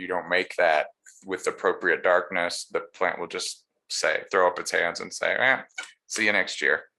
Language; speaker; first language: English; native; English